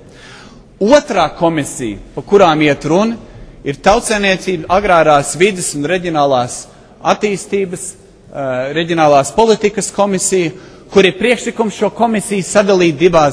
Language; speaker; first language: Latvian; early bilingual, heritage; Latvian